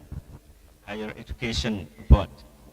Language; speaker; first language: English; non-native, learner; Indonesian